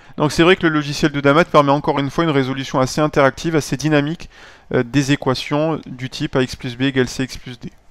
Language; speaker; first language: French; native; French